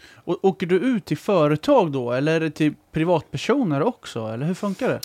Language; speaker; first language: Swedish; native; Swedish